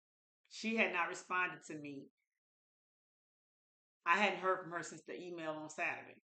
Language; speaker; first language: English; native; English